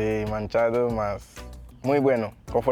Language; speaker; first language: Spanish; non-native, learner; Portuguese